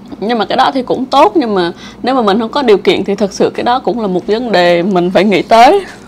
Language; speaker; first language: Vietnamese; non-native, local second language; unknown